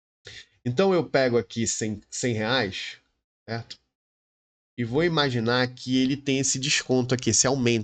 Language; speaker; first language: Portuguese; native; Portuguese